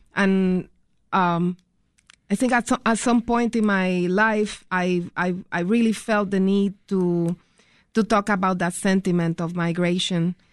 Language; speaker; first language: English; non-native, fluent; Spanish